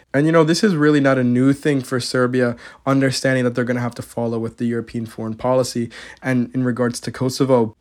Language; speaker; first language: English; native; English